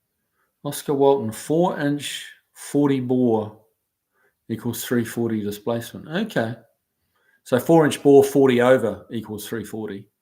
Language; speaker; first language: English; native; English